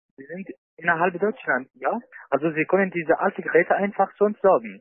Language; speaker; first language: German; non-native, learner; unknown